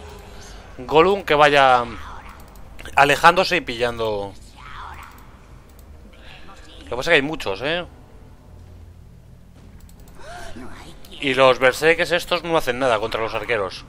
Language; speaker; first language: Spanish; native; Spanish